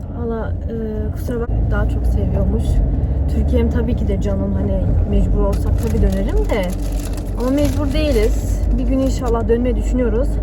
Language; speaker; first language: Turkish; early bilingual, heritage; Turkish